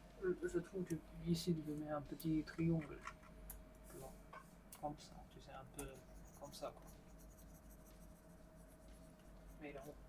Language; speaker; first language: French; non-native, learner; Chinese